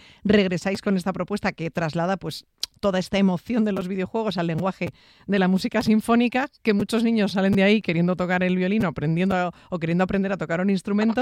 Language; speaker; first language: Spanish; native; Spanish